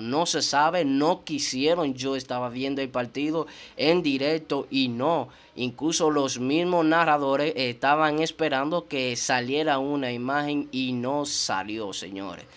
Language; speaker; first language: Spanish; native; Spanish